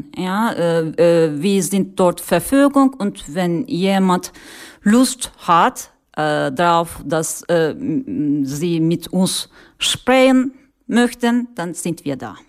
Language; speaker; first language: German; non-native, learner; Turkish